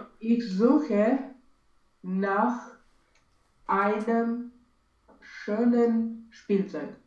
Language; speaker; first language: German; non-native, learner; Romanian